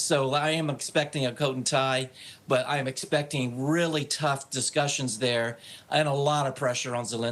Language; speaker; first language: English; native; English